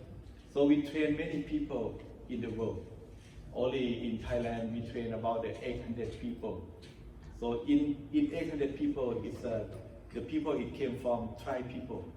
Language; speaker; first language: English; non-native, learner; Thai